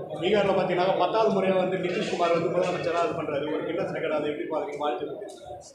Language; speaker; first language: Tamil; native; Tamil